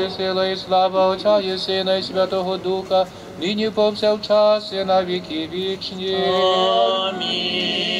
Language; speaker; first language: Ukrainian; native; Ukrainian